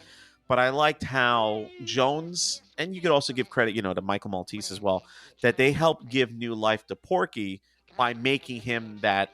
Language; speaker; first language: English; native; English